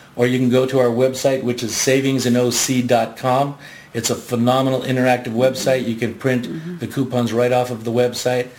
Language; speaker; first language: English; native; English